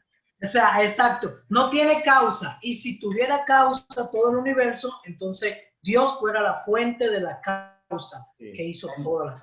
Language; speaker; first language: Spanish; native; Spanish